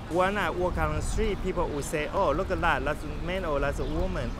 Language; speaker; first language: English; non-native, learner; Chinese